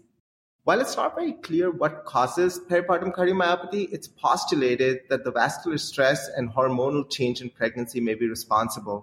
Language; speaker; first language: English; non-native, local second language; Hindi